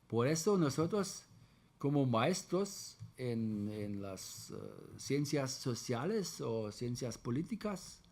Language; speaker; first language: Spanish; non-native, fluent; German